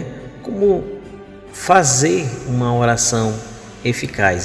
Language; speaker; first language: Portuguese; native; Portuguese